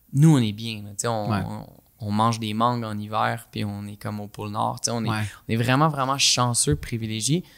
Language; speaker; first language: French; native; French